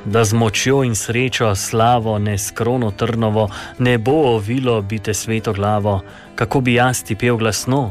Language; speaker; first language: Slovenian; native; Slovenian